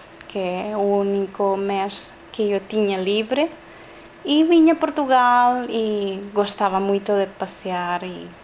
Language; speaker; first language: Portuguese; non-native, learner; Spanish